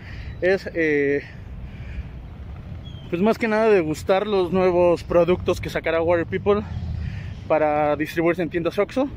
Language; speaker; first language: Spanish; native; Spanish